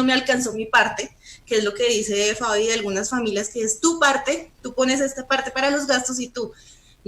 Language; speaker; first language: Spanish; native; Spanish